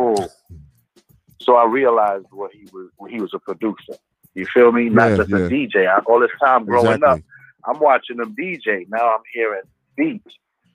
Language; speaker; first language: English; native; English